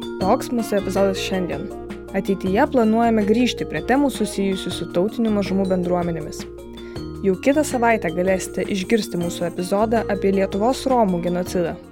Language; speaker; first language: Lithuanian; non-native, local second language; Polish